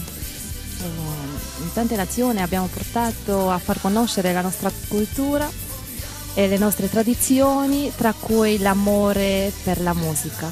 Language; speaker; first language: Italian; non-native, fluent; Romanian